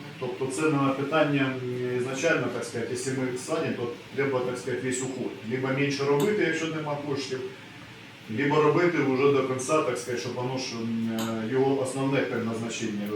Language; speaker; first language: Ukrainian; non-native, local second language; Russian